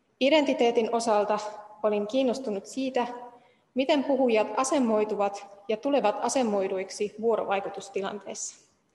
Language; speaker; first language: Finnish; non-native, fluent; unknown